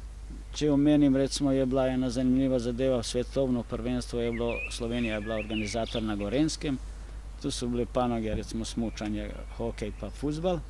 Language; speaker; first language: Slovenian; non-native, learner; Croatian